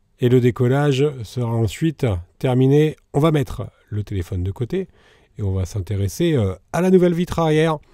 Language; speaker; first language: French; native; French